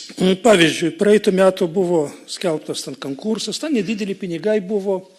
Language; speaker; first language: Lithuanian; non-native, local second language; Polish